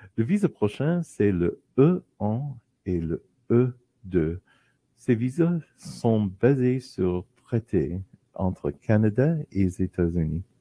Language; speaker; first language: French; non-native, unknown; English